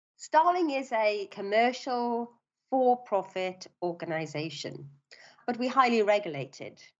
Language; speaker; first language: English; native; English